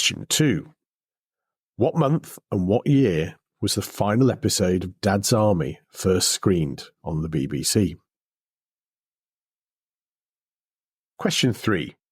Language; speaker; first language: English; native; English